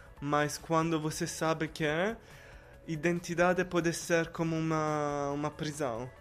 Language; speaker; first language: Portuguese; non-native, learner; Italian